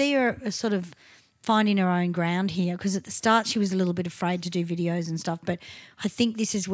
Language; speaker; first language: English; native; English